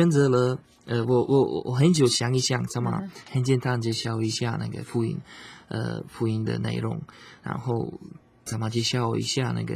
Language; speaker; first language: Chinese; non-native, fluent; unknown